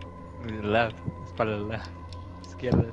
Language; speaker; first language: Spanish; early bilingual, other home language; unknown